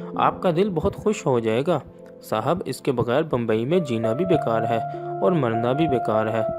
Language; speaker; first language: Urdu; native; Urdu